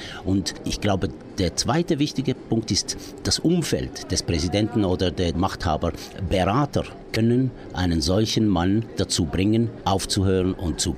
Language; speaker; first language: German; non-native, fluent; Arabic